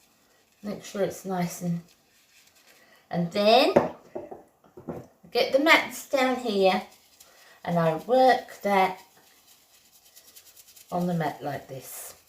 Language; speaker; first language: English; native; English